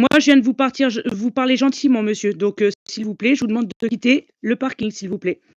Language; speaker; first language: French; native; French